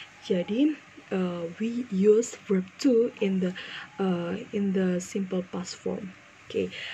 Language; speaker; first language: English; non-native, fluent; Indonesian